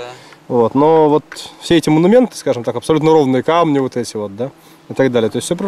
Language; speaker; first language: Russian; native; Russian